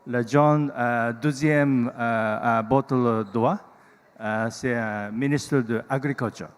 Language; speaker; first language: French; non-native, learner; Japanese